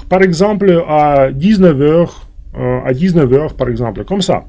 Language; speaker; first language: French; non-native, fluent; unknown